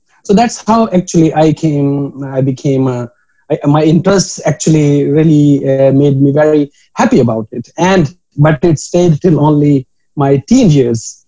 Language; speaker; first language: English; non-native, local second language; Urdu